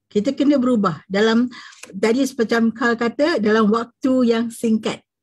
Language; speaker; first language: Malay; native; Malay